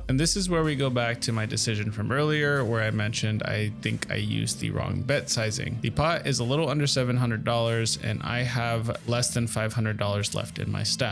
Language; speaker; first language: English; native; English